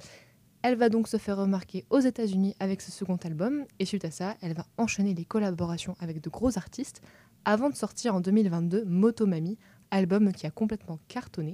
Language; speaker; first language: French; native; French